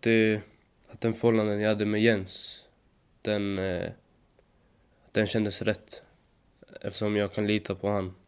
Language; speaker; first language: Swedish; native; Swedish